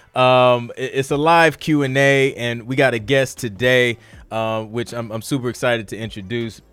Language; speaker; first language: English; native; English